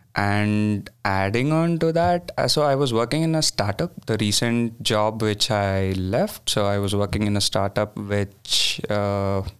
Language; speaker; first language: English; non-native, local second language; Kannada